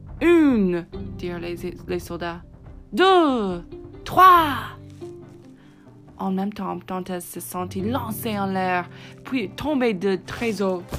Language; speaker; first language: French; non-native, fluent; English